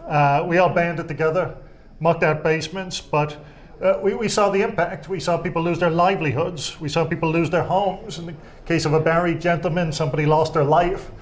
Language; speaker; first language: English; native; English